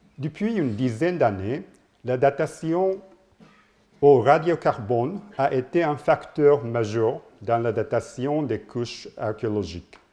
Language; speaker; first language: French; non-native, learner; Japanese